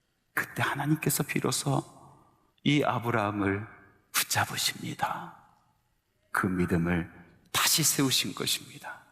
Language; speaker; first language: Korean; native; Korean